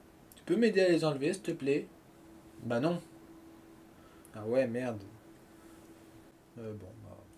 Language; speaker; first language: French; native; French